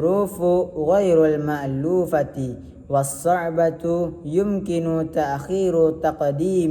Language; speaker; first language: Arabic; non-native, learner; Indonesian